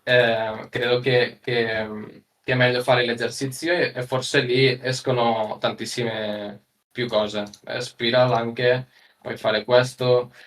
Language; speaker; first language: Italian; non-native, learner; Spanish